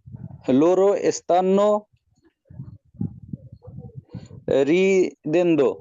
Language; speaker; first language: Italian; non-native, learner; Bangla